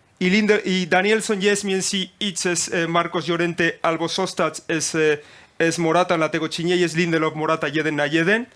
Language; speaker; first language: Polish; non-native, learner; Spanish